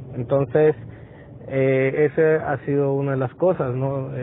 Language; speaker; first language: Spanish; native; Spanish